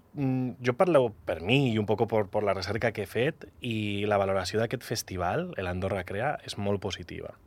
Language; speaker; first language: Catalan; non-native, local second language; Spanish